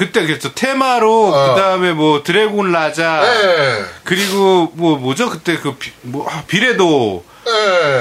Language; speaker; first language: Korean; native; Korean